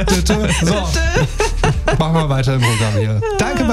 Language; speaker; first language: German; native; German